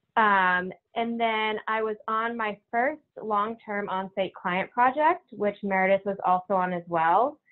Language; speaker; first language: English; native; English